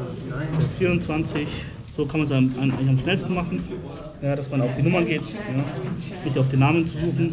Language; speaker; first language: German; native; German